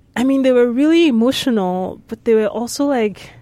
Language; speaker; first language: English; non-native, local second language; Yoruba